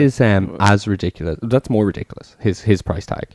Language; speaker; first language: English; native; English